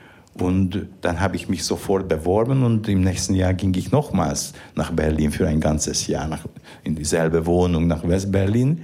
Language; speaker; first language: German; non-native, fluent; Hungarian